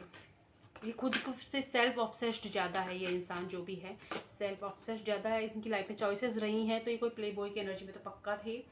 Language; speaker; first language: Hindi; native; Hindi